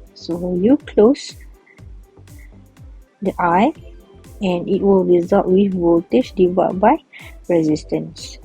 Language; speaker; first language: English; non-native, local second language; Malay